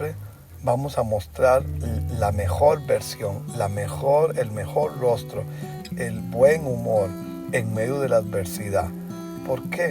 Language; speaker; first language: Spanish; native; Spanish